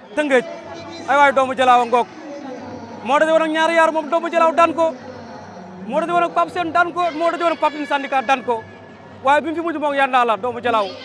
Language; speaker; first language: Wolof; native; Wolof